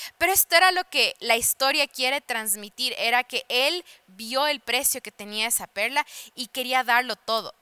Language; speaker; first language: Spanish; early bilingual, heritage; Spanish